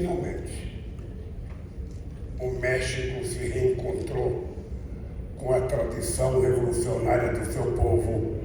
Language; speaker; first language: Portuguese; native; Portuguese